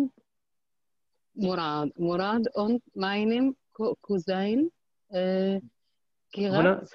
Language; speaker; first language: German; non-native, learner; Arabic